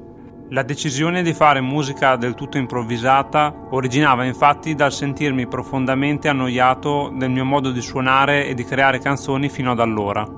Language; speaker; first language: Italian; native; Italian